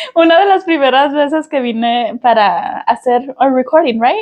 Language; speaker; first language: Spanish; early bilingual, heritage; Spanish